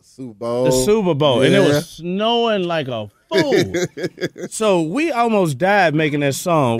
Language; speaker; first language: English; native; English